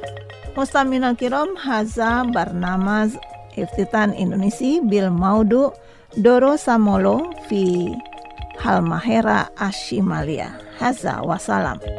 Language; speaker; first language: Arabic; non-native, learner; Indonesian